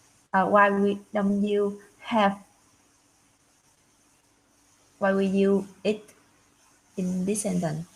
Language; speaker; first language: English; non-native, learner; Vietnamese